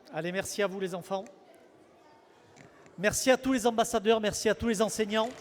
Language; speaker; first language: French; native; French